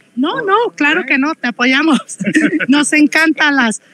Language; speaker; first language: Spanish; native; Spanish